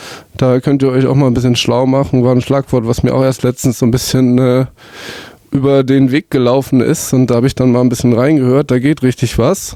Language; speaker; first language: German; native; German